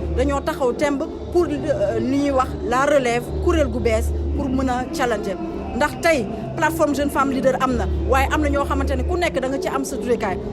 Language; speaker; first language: Wolof; native; Wolof